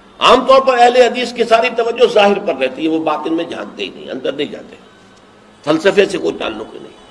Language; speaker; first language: Urdu; native; Urdu